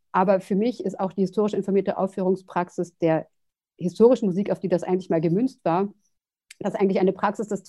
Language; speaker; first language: German; native; German